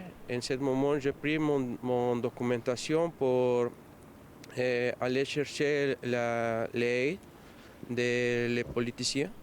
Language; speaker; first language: French; non-native, fluent; Spanish